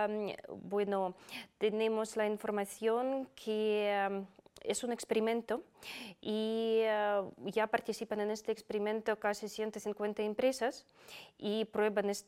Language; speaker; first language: Spanish; non-native, fluent; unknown